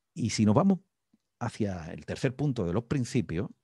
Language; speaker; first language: Spanish; native; Spanish